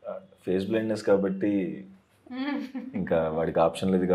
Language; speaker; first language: Telugu; native; Telugu